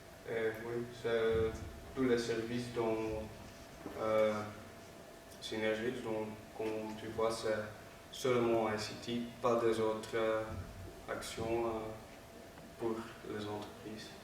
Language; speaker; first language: French; non-native, learner; Dutch